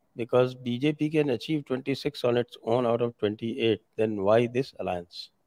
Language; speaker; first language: Hindi; native; Hindi